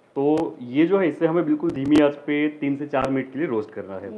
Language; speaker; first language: Hindi; non-native, local second language; Gujarati